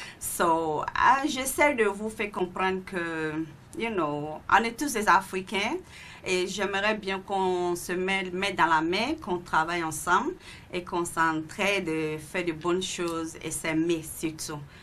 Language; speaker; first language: French; non-native, local second language; Mandingo